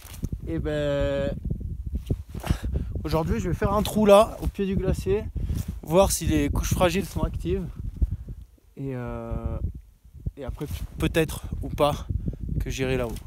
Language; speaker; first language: French; native; French